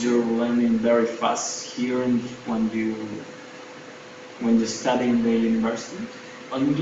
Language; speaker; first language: English; non-native, learner; Spanish